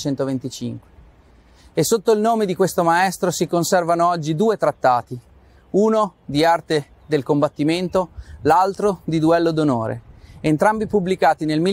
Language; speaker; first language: Italian; native; Italian